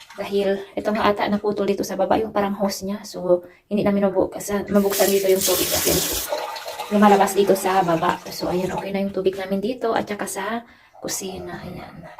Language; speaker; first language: Filipino; native; Filipino